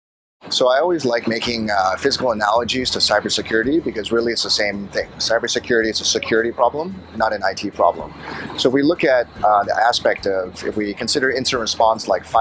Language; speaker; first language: English; native; English